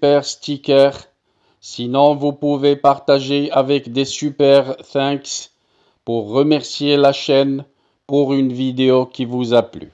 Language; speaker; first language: French; non-native, local second language; Arabic